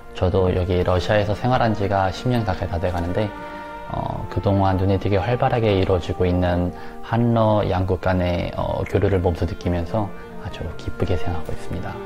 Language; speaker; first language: Korean; native; Korean